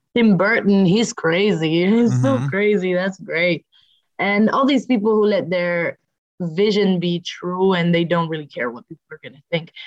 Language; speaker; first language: English; non-native, fluent; French